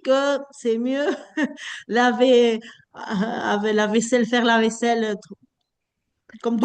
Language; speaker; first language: French; non-native, fluent; Spanish